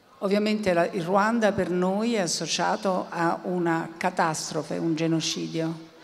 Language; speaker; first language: Italian; native; Italian